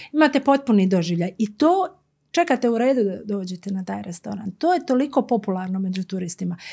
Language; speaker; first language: Croatian; native; Croatian